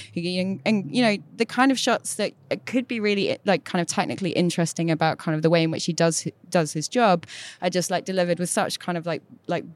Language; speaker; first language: English; native; English